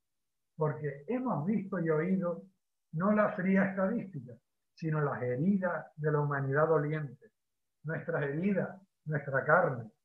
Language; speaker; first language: Spanish; native; Spanish